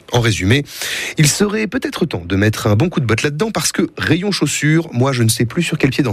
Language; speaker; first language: French; native; French